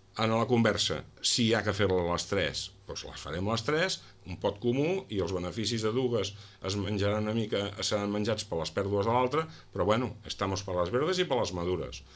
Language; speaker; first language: Catalan; non-native, local second language; Spanish